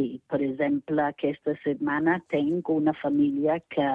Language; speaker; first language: Catalan; non-native, fluent; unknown